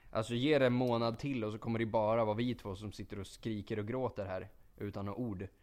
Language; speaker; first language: Swedish; native; Swedish